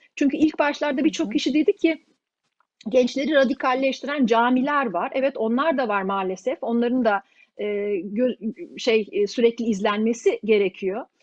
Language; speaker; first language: Turkish; native; Turkish